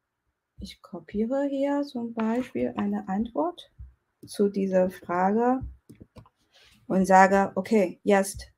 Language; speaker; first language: German; non-native, fluent; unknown